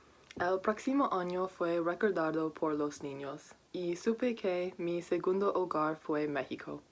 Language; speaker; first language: Spanish; non-native, learner; English